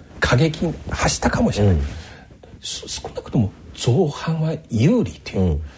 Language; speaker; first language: Japanese; non-native, fluent; Chinese